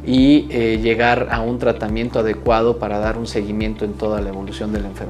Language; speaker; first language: Spanish; native; Spanish